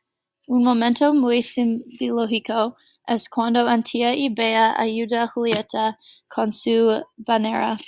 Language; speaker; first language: Spanish; non-native, learner; English